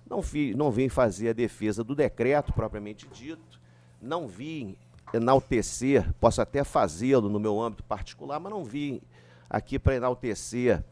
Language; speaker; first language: Portuguese; native; Portuguese